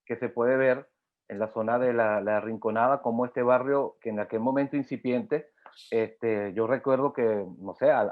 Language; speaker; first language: Spanish; native; Spanish